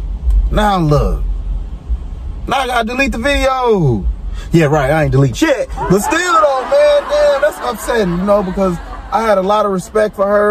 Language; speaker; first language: English; native; English